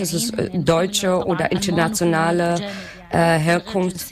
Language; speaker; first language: German; non-native, learner; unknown